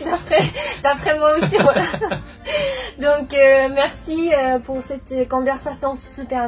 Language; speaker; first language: French; non-native, fluent; Japanese